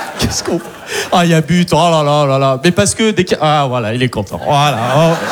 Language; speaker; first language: French; non-native, local second language; Arabic